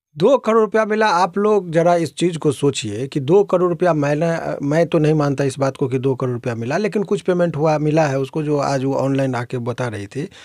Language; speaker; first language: Hindi; native; Hindi